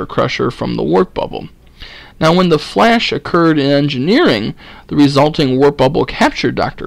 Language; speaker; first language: English; native; English